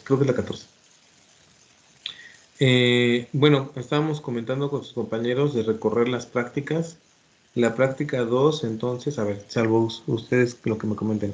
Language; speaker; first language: Spanish; native; Spanish